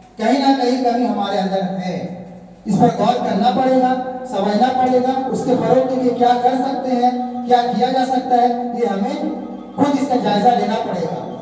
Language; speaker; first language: Urdu; native; Urdu